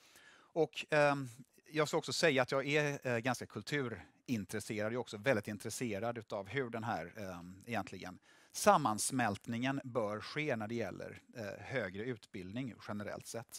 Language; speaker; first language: Swedish; native; Swedish